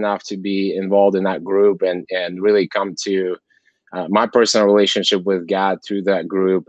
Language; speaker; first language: English; non-native, fluent; Kazakh